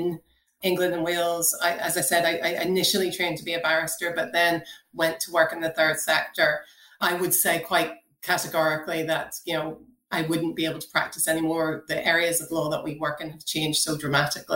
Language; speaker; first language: English; native; English